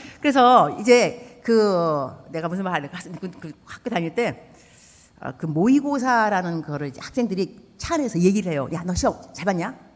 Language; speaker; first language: Korean; native; Korean